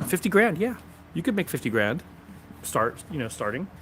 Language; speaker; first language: English; native; English